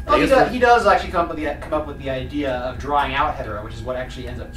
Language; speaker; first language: English; native; English